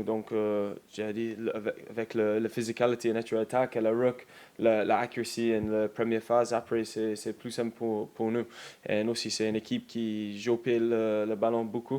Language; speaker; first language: French; non-native, learner; English